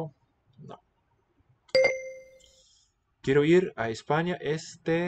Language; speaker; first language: Spanish; non-native, learner; English